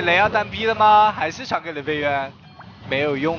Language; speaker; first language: Chinese; native; Chinese